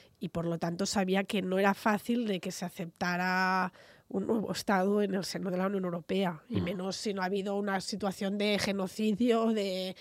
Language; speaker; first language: Spanish; non-native, local second language; Catalan